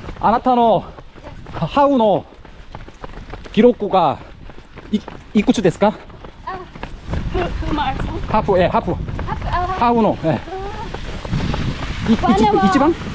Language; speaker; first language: Japanese; non-native, learner; Korean